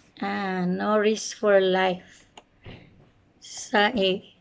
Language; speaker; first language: French; non-native, learner; Filipino